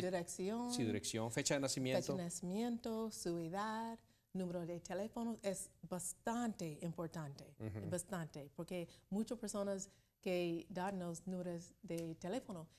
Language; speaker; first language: Spanish; non-native, learner; English